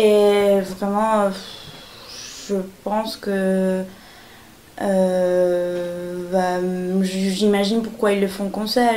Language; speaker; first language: French; non-native, fluent; Spanish